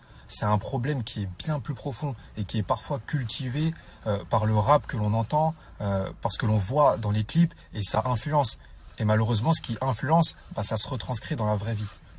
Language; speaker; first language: French; native; French